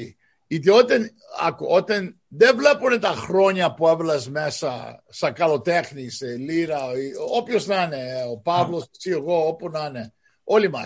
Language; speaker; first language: Greek; early bilingual, heritage; Greek